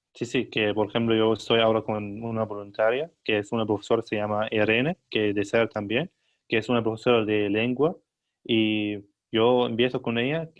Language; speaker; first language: Spanish; non-native, learner; Arabic